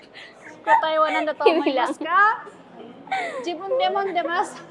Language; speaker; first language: Japanese; non-native, fluent; Filipino